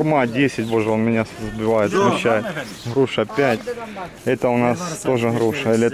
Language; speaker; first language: Russian; native; Russian